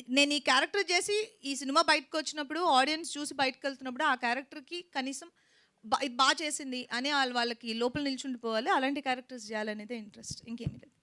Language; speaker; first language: Telugu; native; Telugu